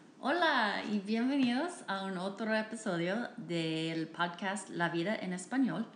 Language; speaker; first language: Spanish; non-native, fluent; English